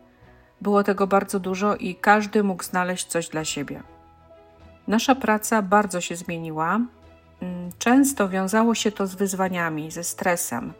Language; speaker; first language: Polish; native; Polish